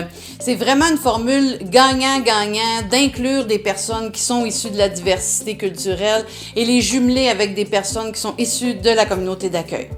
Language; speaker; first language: French; native; French